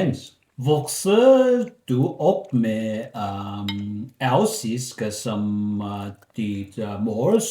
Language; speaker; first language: Danish; non-native, learner; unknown